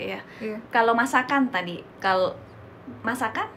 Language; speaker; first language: Indonesian; native; Indonesian